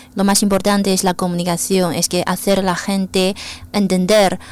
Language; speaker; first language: Spanish; non-native, fluent; Chinese